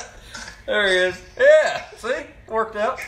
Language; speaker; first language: English; native; English